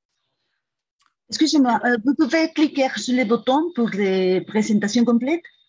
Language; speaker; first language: French; non-native, fluent; Spanish